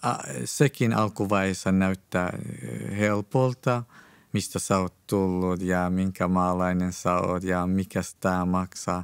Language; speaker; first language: Finnish; non-native, fluent; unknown